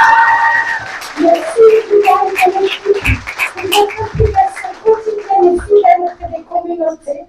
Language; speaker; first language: French; native; French